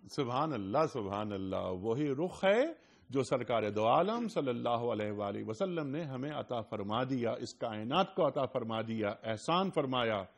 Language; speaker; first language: Urdu; native; Urdu